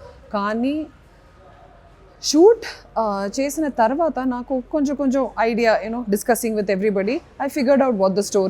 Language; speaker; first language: Telugu; non-native, fluent; Malayalam